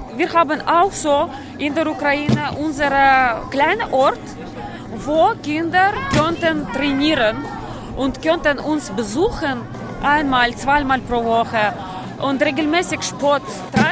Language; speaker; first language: German; non-native, learner; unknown